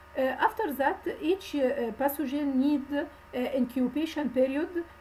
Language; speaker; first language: English; non-native, fluent; Arabic